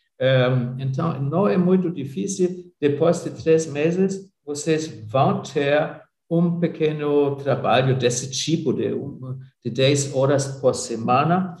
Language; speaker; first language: Portuguese; non-native, fluent; German